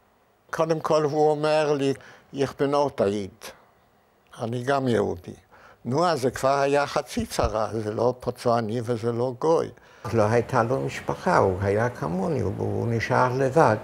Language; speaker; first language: Hebrew; non-native, fluent; Yiddish